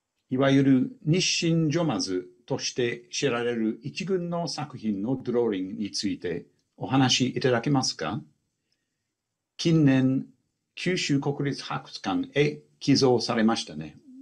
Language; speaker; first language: Japanese; non-native, fluent; English